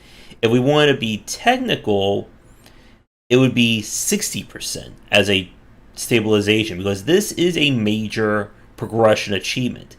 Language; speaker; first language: English; native; English